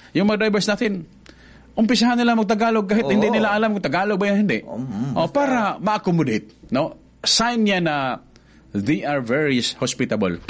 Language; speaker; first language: Filipino; non-native, local second language; Cebuano